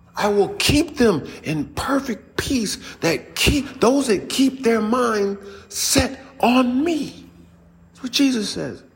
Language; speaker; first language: English; native; English